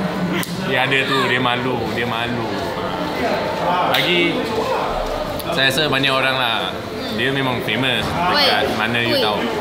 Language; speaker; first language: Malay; non-native, local second language; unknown